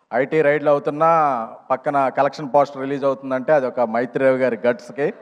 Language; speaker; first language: Telugu; native; Telugu